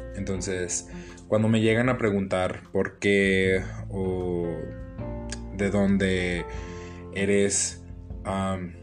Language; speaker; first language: Spanish; early bilingual, heritage; Spanish